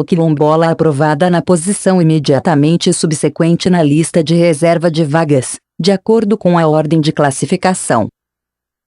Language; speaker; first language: Portuguese; native; Portuguese